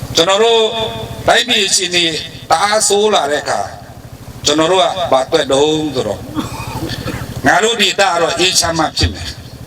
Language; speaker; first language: Burmese; non-native, local second language; Pa'o Karen